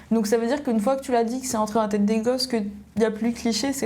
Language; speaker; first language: French; native; French